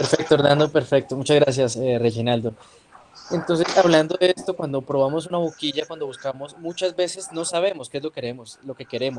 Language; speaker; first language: Spanish; native; Spanish